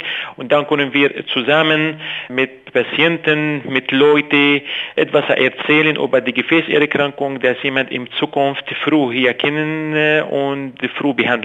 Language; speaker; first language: German; non-native, fluent; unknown